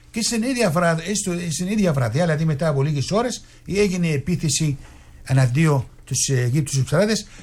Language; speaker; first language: Greek; non-native, fluent; Arabic